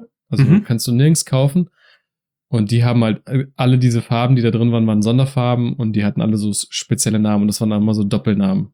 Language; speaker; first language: German; native; German